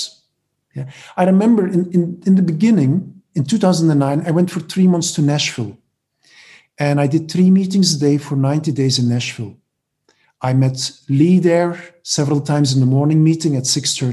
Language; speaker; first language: English; non-native, fluent; Dutch